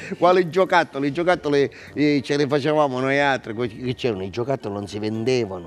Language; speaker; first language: Italian; native; Italian